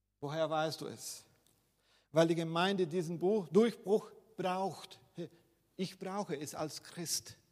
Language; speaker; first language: German; non-native, fluent; Portuguese